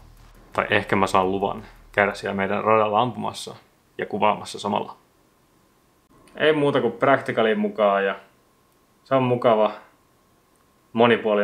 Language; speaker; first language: Finnish; native; Finnish